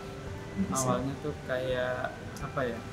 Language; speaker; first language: Indonesian; native; Indonesian